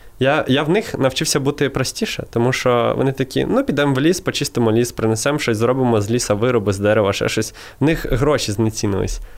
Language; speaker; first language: Ukrainian; non-native, local second language; Russian